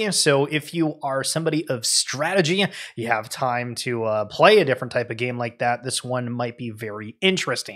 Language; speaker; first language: English; native; English